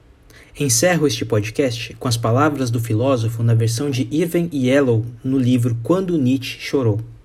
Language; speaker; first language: Portuguese; native; Portuguese